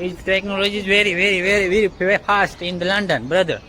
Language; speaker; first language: English; non-native, learner; Gujarati